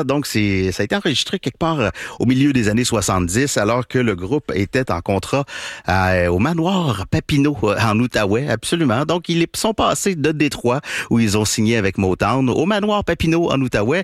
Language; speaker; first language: French; native; French